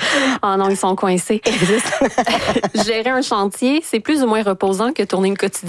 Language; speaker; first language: French; native; French